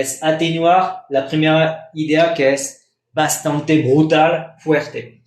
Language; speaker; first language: Spanish; non-native, fluent; French